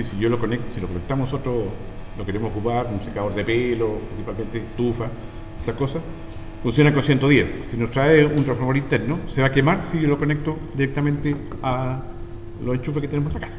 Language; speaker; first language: Spanish; native; Spanish